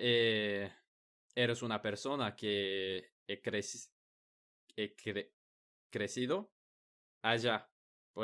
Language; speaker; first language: Spanish; non-native, learner; English